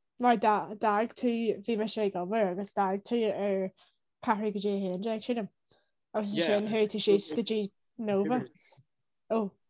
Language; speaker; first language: Irish; native; Irish